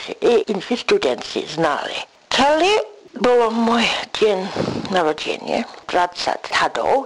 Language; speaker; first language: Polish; non-native, learner; English